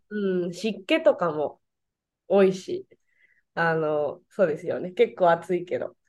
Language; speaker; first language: Japanese; non-native, fluent; Spanish